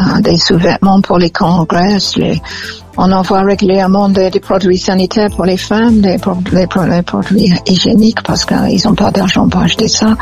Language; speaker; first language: French; non-native, fluent; English